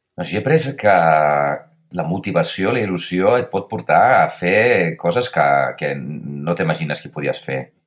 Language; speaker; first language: Catalan; non-native, fluent; Icelandic